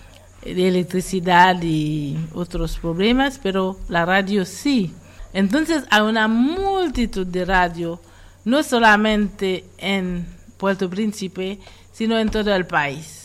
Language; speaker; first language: Spanish; non-native, fluent; Haitian Creole